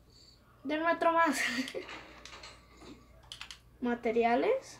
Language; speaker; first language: Spanish; native; Spanish